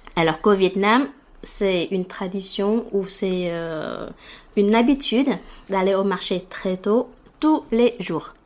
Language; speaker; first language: French; non-native, fluent; Vietnamese